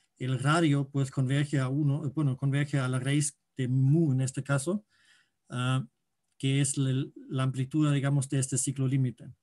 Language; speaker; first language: Spanish; non-native, fluent; German